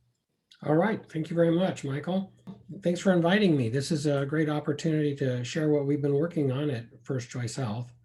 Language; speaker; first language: English; native; English